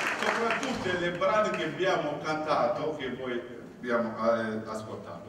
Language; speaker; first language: Italian; non-native, learner; Bambara